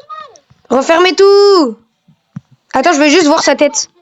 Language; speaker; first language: French; native; French